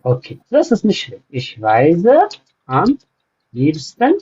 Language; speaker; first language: German; non-native, fluent; Amharic